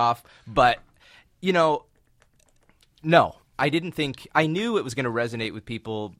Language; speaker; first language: English; native; English